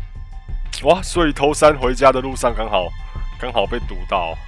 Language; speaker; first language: Chinese; native; Chinese